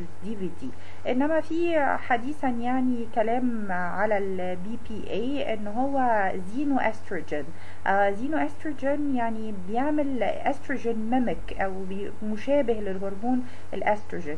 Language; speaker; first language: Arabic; native; Arabic